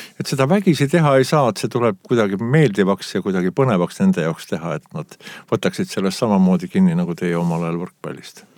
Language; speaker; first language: Estonian; native; Estonian